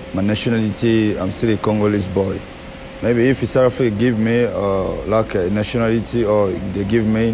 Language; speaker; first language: English; non-native, fluent; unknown